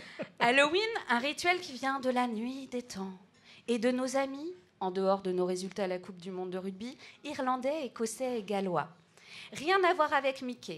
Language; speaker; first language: French; native; French